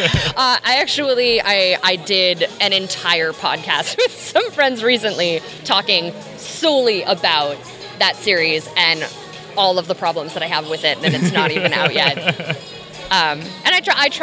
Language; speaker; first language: English; native; English